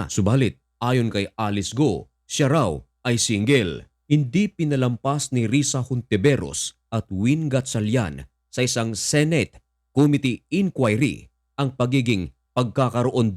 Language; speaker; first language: Filipino; native; Filipino